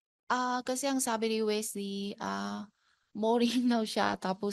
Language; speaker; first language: Filipino; non-native, learner; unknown